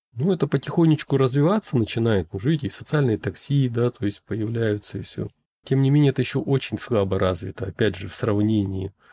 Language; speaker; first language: Russian; native; Russian